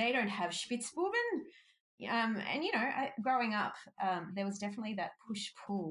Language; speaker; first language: English; native; English